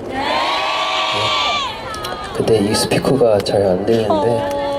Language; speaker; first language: Korean; non-native, fluent; English